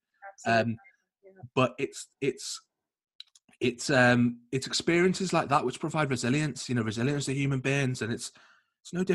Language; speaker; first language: English; native; English